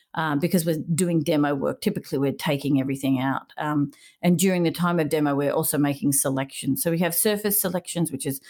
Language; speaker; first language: English; native; English